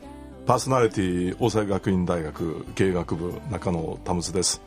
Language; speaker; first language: Japanese; native; Japanese